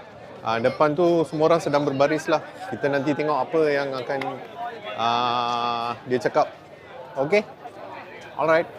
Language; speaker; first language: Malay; non-native, local second language; Tamil